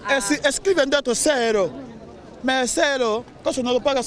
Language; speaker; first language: Italian; non-native, learner; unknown